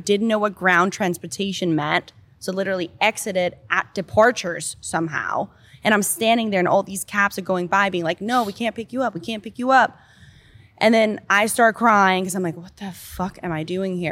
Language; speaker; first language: English; non-native, fluent; Danish